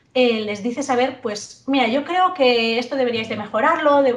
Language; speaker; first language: Spanish; native; Spanish